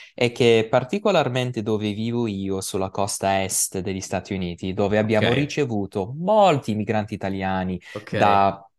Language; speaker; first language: Italian; non-native, fluent; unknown